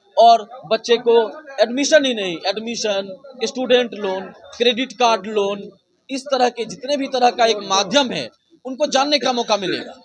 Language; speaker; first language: Hindi; native; Hindi